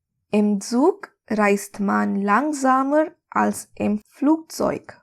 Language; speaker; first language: German; non-native, fluent; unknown